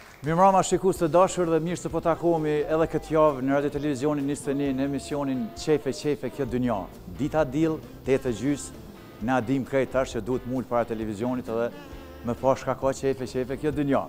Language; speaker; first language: Albanian; native; Albanian